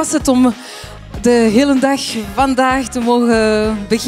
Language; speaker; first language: Dutch; non-native, fluent; French